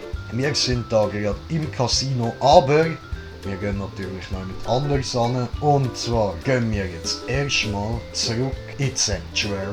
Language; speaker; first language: German; native; German